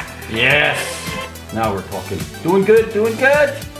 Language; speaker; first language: English; native; English